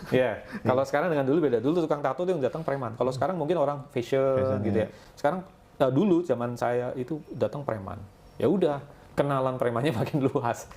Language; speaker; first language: Indonesian; non-native, local second language; Javanese